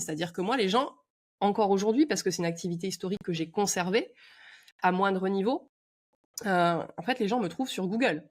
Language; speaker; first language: French; native; French